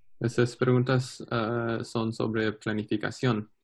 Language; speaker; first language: Spanish; non-native, learner; English